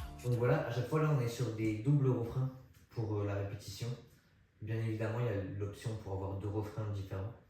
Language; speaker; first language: French; native; French